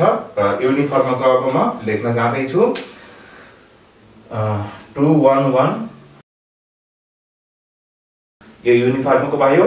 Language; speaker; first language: Nepali; native; Nepali